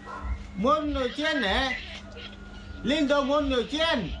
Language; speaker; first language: Vietnamese; non-native, learner; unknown